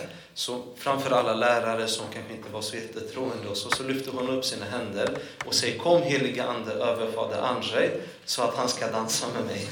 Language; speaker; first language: Swedish; non-native, fluent; Polish